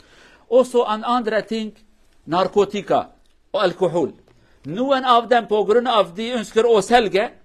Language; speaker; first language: Norwegian; non-native, fluent; Kurdish